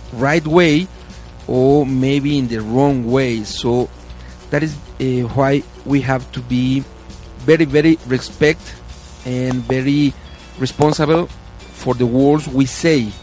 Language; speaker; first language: English; non-native, learner; Spanish